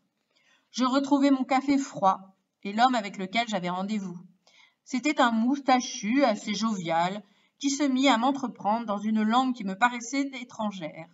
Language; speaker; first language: French; native; French